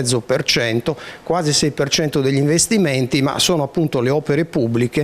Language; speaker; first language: Italian; native; Italian